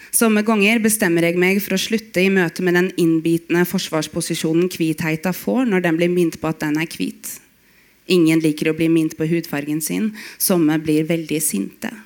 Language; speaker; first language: Norwegian; native; Norwegian